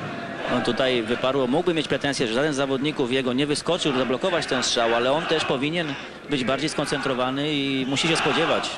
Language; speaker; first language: Polish; native; Polish